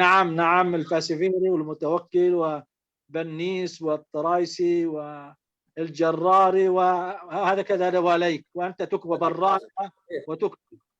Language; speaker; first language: Arabic; native; Arabic